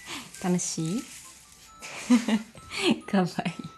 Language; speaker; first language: Japanese; non-native, fluent; Russian